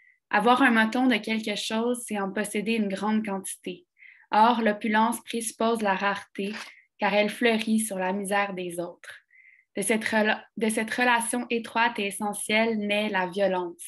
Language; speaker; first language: French; native; French